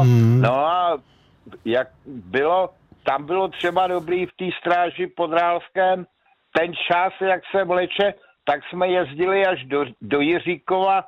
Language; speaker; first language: Czech; native; Czech